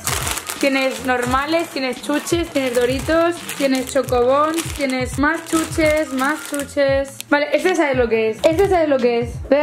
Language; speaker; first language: Spanish; native; Spanish